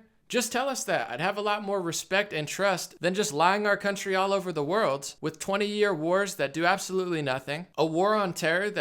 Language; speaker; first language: English; native; English